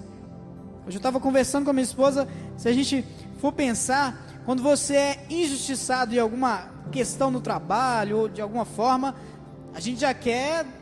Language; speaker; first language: Portuguese; native; Portuguese